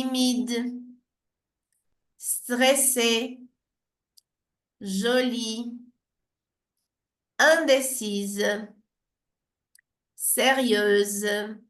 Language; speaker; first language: French; non-native, fluent; Portuguese